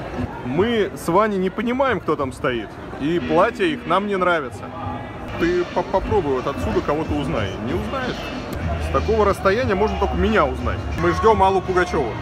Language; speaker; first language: Russian; native; Russian